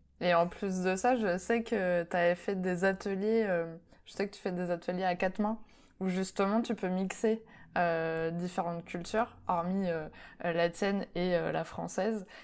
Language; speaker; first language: French; native; French